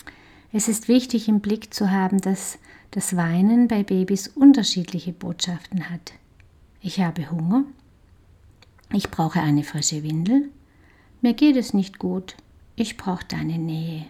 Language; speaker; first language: German; native; German